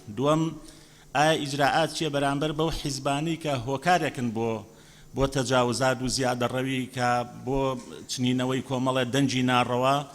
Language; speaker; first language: Central Kurdish; non-native, local second language; Assyrian Neo-Aramaic